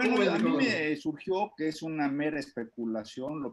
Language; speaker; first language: Spanish; native; Spanish